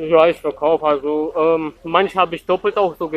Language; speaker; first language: German; native; German